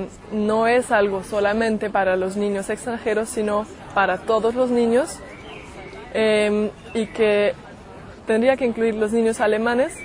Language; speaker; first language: Spanish; non-native, fluent; German